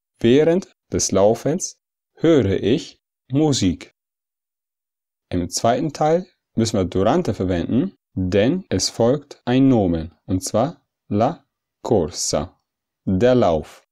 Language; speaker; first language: German; early bilingual, other home language; Italian